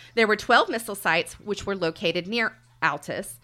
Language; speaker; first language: English; native; English